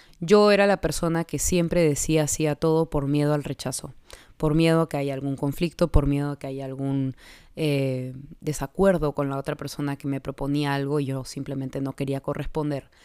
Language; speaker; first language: Spanish; native; Spanish